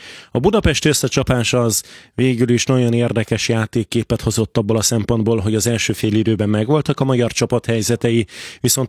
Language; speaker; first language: Hungarian; native; Hungarian